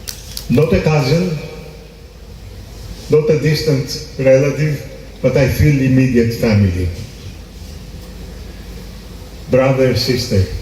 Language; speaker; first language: English; non-native, fluent; Greek